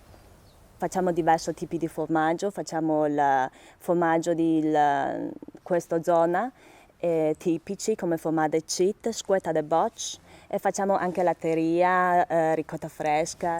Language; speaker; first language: Italian; non-native, learner; Chinese